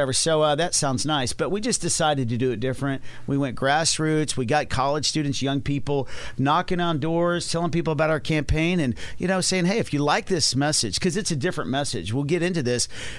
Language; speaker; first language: English; native; English